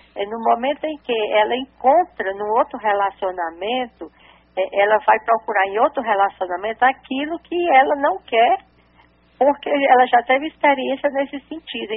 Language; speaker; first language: Portuguese; native; Portuguese